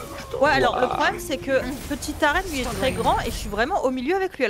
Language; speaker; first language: French; native; French